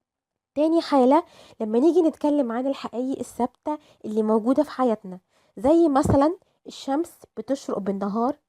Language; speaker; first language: Arabic; native; Arabic